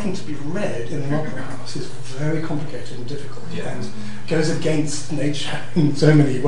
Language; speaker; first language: English; native; English